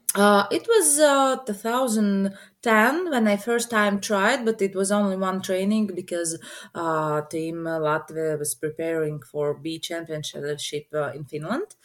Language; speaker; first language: English; non-native, learner; Latvian